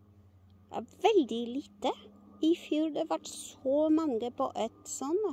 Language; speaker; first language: Norwegian; non-native, learner; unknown